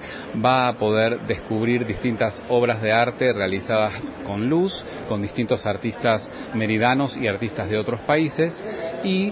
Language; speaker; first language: Spanish; native; Spanish